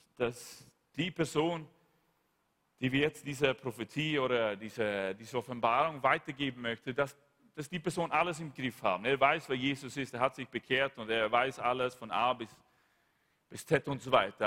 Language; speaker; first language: German; non-native, fluent; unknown